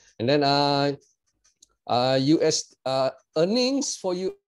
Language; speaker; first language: English; non-native, local second language; Malay